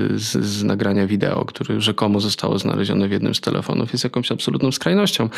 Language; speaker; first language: Polish; native; Polish